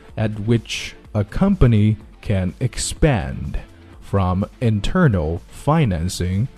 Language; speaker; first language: English; non-native, fluent; Chinese